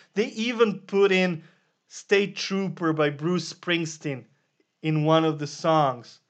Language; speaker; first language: English; non-native, fluent; Serbian